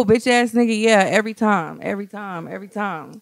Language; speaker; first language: English; native; English